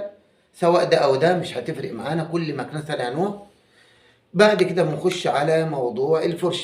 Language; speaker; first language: Arabic; native; Arabic